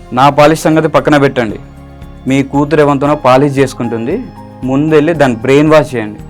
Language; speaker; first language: Telugu; native; Telugu